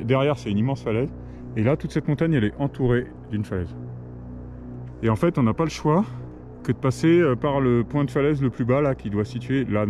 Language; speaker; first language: French; native; French